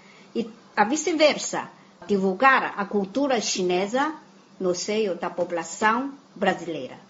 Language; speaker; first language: Portuguese; non-native, fluent; Chinese